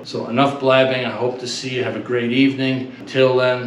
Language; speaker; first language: English; native; English